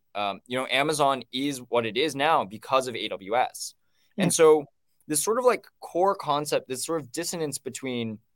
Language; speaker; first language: English; native; English